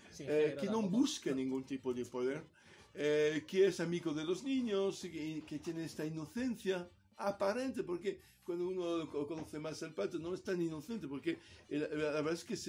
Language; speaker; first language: Spanish; non-native, fluent; Italian